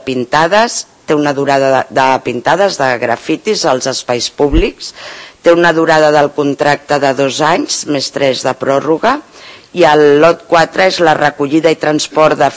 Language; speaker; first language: Catalan; native; Catalan